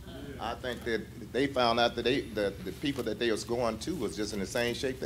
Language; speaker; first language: English; native; English